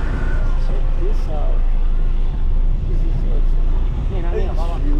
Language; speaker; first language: English; non-native, local second language; Hindi